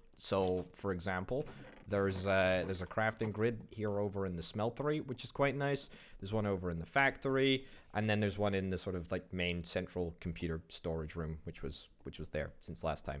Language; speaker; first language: English; native; English